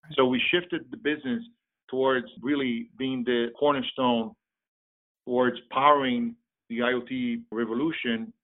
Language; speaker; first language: English; non-native, fluent; Portuguese